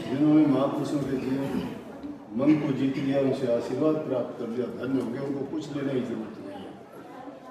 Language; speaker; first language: Hindi; native; Hindi